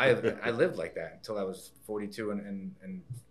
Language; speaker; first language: English; native; English